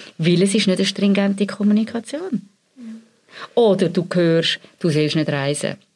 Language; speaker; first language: German; native; German